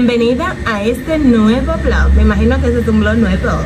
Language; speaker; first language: Spanish; native; Spanish